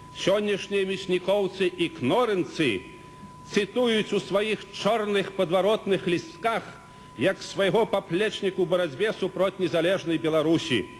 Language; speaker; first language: Belarusian; native; Belarusian